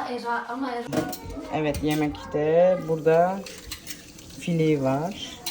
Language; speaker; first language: Turkish; early bilingual, heritage; Turkish